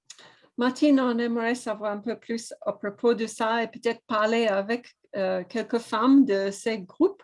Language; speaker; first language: French; non-native, fluent; English